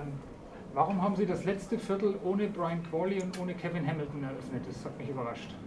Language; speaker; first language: German; native; German